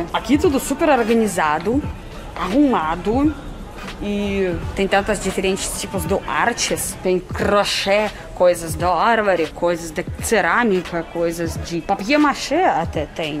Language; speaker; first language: Portuguese; non-native, fluent; Russian